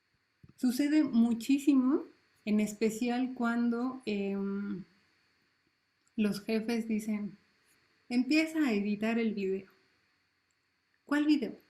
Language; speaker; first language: Spanish; native; Spanish